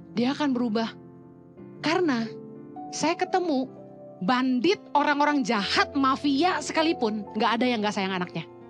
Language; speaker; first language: Indonesian; native; Indonesian